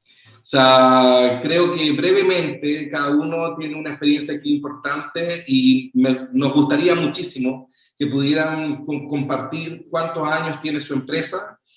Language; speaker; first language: Spanish; native; Spanish